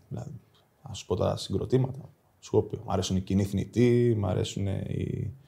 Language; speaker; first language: Greek; native; Greek